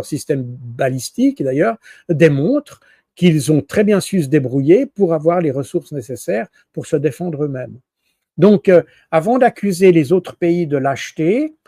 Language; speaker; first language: French; native; French